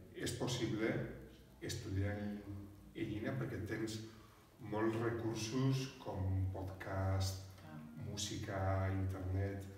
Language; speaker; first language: Catalan; non-native, learner; Basque